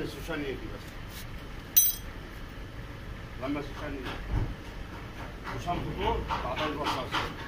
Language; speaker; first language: Arabic; non-native, learner; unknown